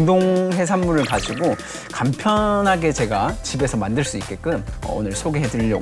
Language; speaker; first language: Korean; native; Korean